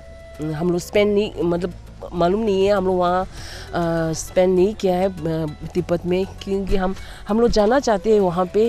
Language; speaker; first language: Hindi; non-native, local second language; Tibetan